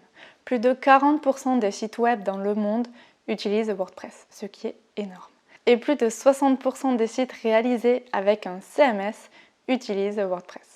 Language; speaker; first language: French; native; French